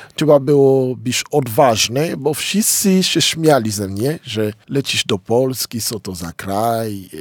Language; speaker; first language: Polish; non-native, fluent; Lingala